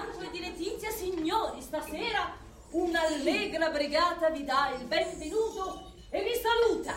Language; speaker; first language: Italian; native; Italian